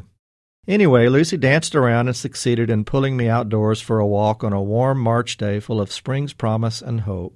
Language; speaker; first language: English; native; English